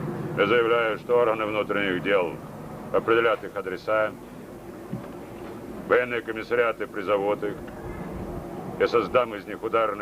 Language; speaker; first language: Russian; native; Russian